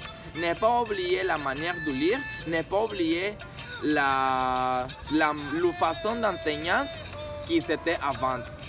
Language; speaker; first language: French; non-native, learner; Spanish